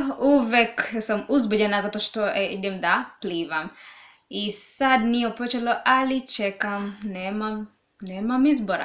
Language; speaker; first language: Serbian; non-native, learner; Swahili